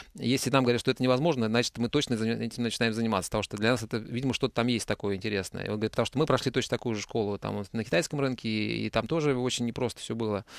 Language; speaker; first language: Russian; native; Russian